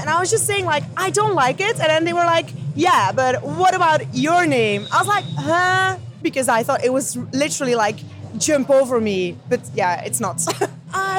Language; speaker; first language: English; non-native, fluent; Dutch